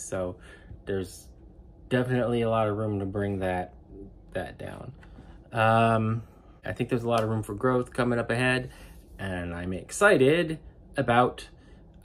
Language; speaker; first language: English; native; English